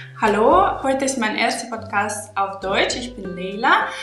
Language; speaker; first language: German; non-native, fluent; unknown